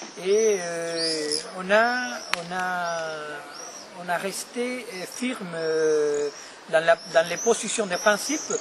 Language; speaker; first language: French; non-native, fluent; Spanish